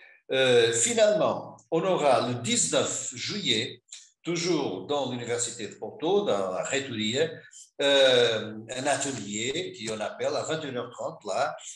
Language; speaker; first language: French; non-native, fluent; Portuguese